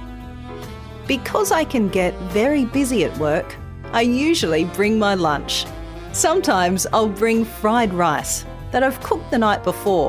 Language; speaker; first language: English; native; English